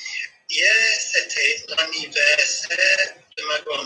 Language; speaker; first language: French; non-native, learner; English